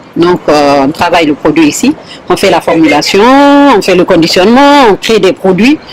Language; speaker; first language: French; non-native, local second language; Fula